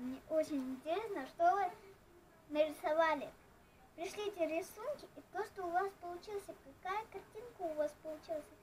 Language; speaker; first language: Russian; non-native, local second language; Ukrainian